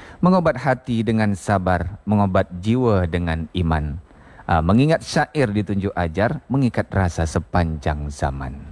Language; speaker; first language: Indonesian; native; Indonesian